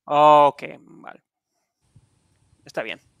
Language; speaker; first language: Spanish; non-native, fluent; Dutch